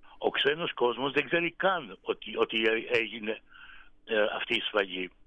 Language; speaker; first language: Greek; native; Greek